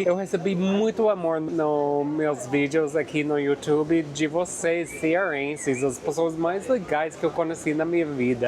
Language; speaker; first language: Portuguese; non-native, fluent; English